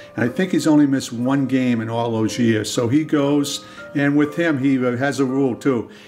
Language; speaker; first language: English; native; English